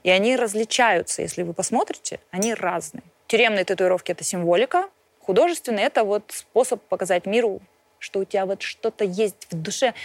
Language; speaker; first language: Russian; native; Russian